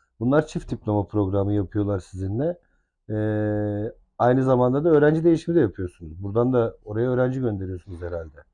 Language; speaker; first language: Turkish; native; Turkish